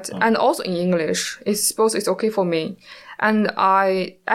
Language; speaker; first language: English; non-native, learner; Chinese